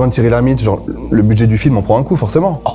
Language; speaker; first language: French; native; French